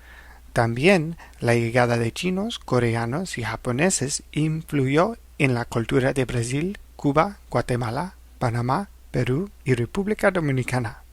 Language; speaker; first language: Spanish; non-native, fluent; English